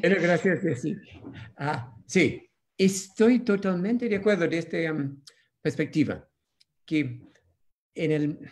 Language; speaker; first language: Spanish; non-native, fluent; English